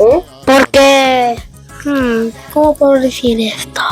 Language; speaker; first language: Spanish; early bilingual, heritage; Spanish